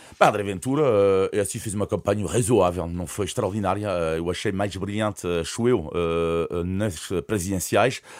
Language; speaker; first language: Portuguese; non-native, fluent; French